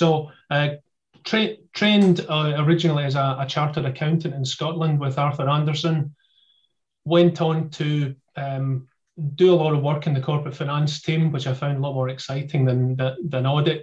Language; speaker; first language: English; native; English